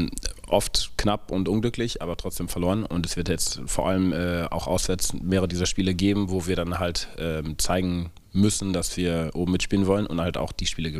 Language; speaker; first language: German; native; German